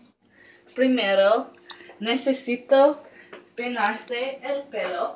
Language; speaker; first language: Spanish; non-native, learner; English